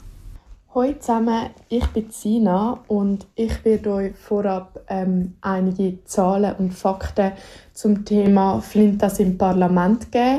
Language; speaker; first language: German; native; German